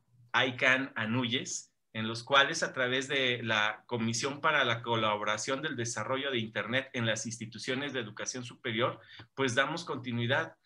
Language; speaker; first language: Spanish; native; Spanish